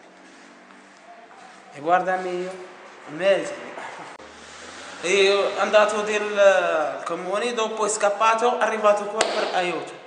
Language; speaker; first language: Italian; non-native, learner; Arabic